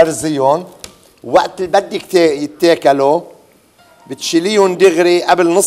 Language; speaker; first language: Arabic; native; Arabic